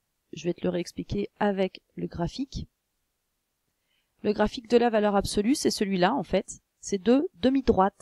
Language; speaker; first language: French; native; French